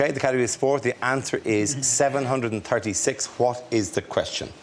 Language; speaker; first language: English; native; English